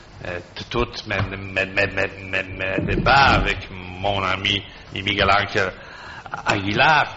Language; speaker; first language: French; non-native, fluent; Polish